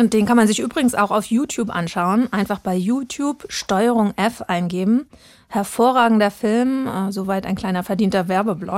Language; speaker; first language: German; native; German